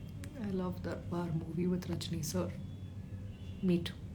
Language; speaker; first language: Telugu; non-native, local second language; Malayalam